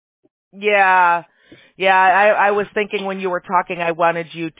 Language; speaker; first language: English; native; English